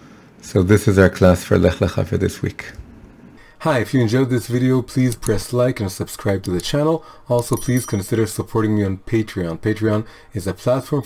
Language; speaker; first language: English; non-native, fluent; Hebrew